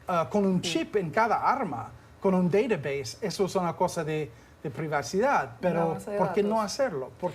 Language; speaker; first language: Spanish; non-native, fluent; English